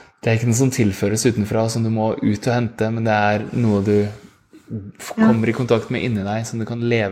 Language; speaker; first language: Norwegian; native; Norwegian